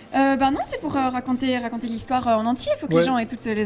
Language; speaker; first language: French; native; French